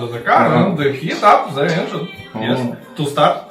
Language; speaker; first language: English; non-native, learner; Russian